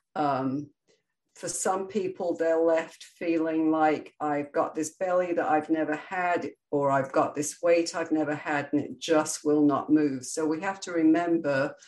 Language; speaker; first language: English; native; English